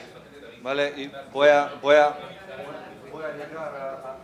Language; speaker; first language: Spanish; non-native, fluent; Bosnian